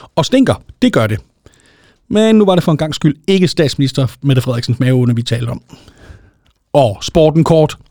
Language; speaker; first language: Danish; native; Danish